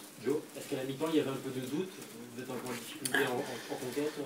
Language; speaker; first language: French; native; French